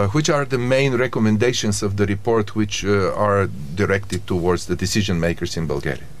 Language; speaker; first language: English; non-native, fluent; Bulgarian